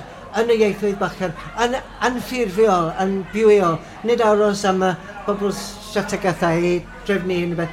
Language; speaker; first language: Welsh; non-native, fluent; English